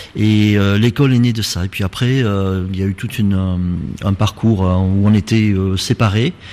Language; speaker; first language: French; native; French